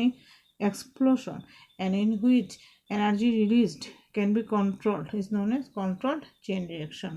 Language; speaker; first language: English; non-native, local second language; Bangla